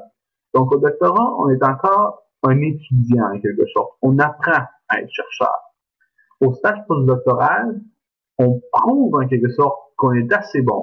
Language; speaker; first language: French; native; French